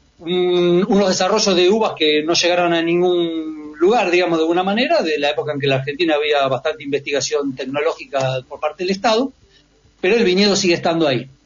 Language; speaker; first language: Spanish; native; Spanish